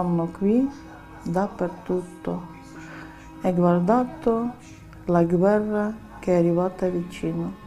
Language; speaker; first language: Italian; non-native, learner; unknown